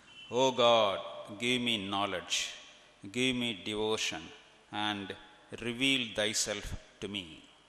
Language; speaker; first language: English; non-native, local second language; Tamil